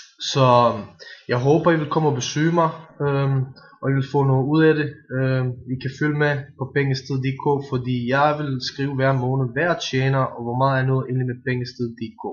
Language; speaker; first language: Danish; non-native, fluent; Bosnian